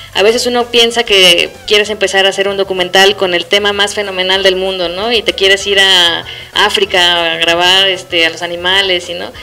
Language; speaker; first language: Spanish; native; Spanish